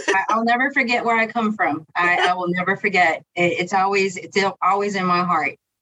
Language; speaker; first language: English; early bilingual, other home language; Spanish